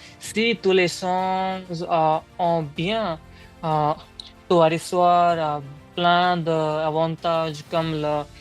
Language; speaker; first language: French; non-native, learner; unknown